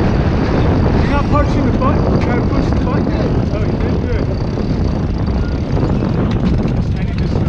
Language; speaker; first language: English; native; English